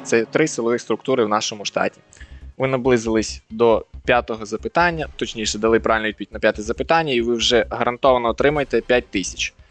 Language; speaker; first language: Ukrainian; native; Ukrainian